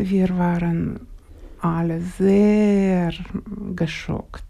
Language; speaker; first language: German; non-native, learner; Ukrainian